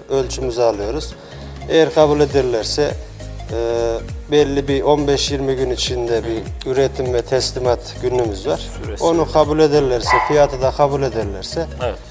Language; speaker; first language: Turkish; native; Turkish